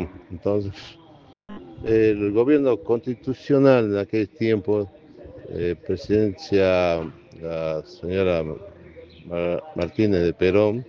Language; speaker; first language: Spanish; native; Spanish